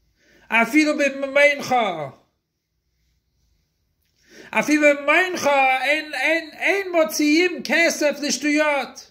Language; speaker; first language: Hebrew; non-native, fluent; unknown